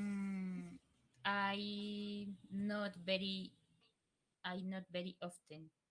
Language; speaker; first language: English; non-native, learner; Spanish